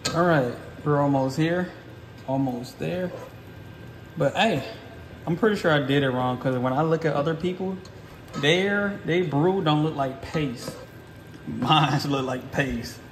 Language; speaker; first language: English; native; English